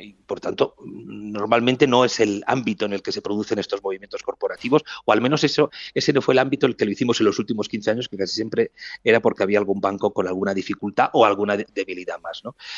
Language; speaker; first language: Spanish; native; Spanish